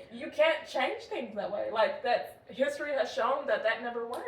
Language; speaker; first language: English; native; English